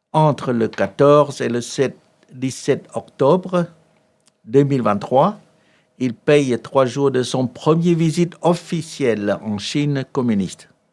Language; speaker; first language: French; non-native, fluent; Khmer